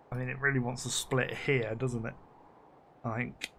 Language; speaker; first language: English; native; English